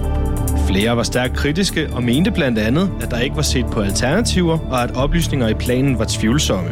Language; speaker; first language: Danish; native; Danish